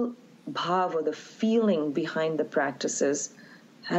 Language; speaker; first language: English; native; English